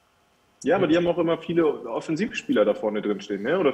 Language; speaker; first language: German; native; German